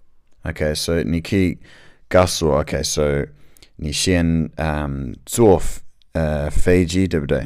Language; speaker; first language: Chinese; non-native, learner; English